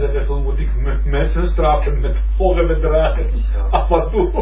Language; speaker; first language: Dutch; non-native, learner; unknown